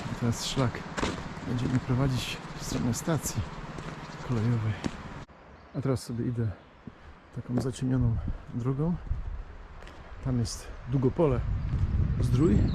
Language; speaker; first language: Polish; native; Polish